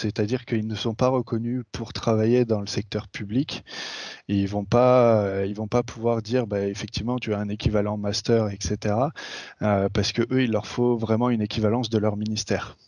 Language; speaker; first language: French; native; French